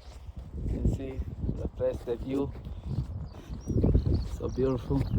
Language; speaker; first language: English; non-native, learner; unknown